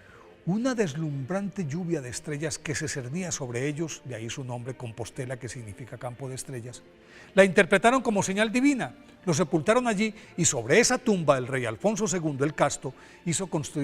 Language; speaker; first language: Spanish; native; Spanish